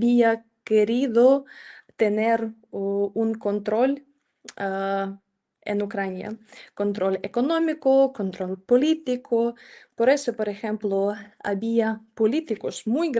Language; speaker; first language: Spanish; non-native, fluent; Ukrainian